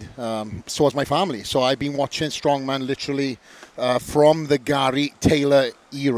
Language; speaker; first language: English; native; English